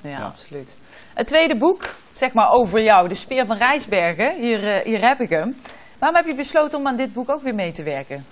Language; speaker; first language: Dutch; native; Dutch